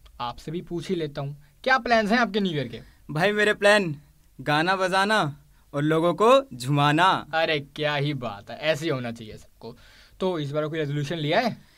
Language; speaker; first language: Hindi; native; Hindi